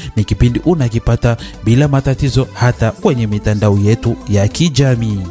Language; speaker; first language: Swahili; non-native, local second language; Rundi